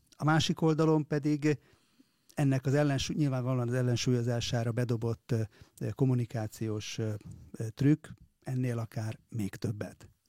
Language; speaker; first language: Hungarian; native; Hungarian